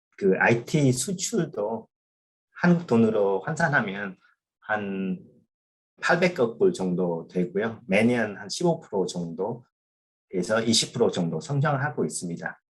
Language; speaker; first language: Korean; non-native, fluent; Vietnamese